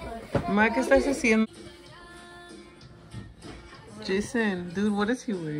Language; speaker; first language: English; early bilingual, other home language; Spanish